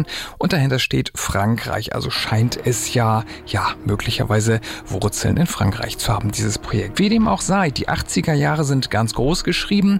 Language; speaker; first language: German; native; German